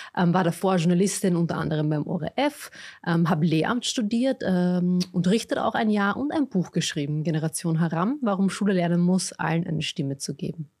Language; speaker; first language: German; early bilingual, other home language; Bosnian